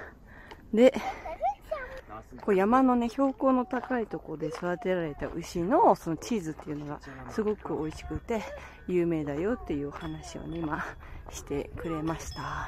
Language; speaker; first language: Japanese; native; Japanese